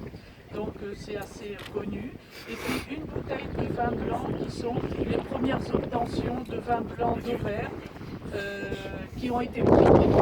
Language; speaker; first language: French; native; French